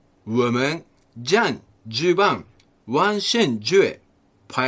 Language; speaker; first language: Chinese; non-native, learner; Japanese